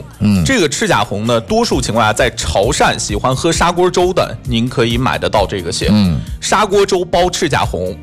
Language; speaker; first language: Chinese; native; Chinese